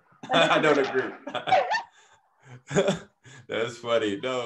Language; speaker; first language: English; native; English